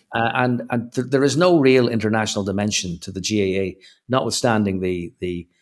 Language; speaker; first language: English; native; English